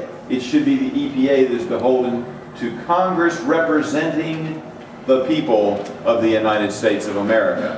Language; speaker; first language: English; native; English